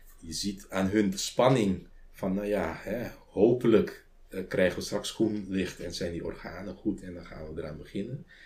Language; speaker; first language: Dutch; non-native, local second language; Papiamento